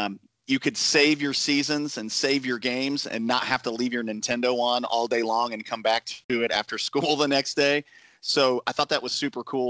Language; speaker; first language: English; native; English